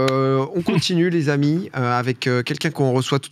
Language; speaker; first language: French; native; French